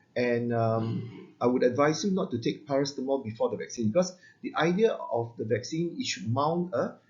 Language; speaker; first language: English; non-native, local second language; Malay